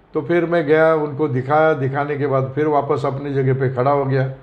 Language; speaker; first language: Hindi; non-native, local second language; Marathi